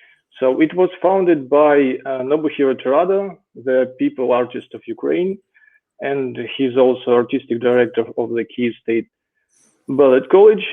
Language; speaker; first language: English; non-native, fluent; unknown